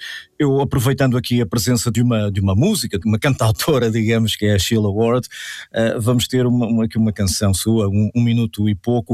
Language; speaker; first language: Portuguese; native; Portuguese